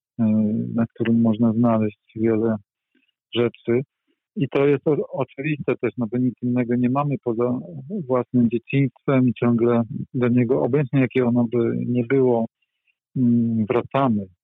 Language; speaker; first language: Polish; native; Polish